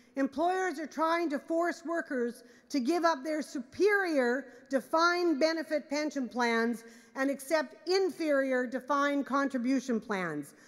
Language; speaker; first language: English; native; English